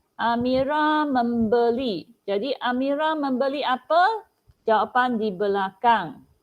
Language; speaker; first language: Malay; non-native, local second language; Chinese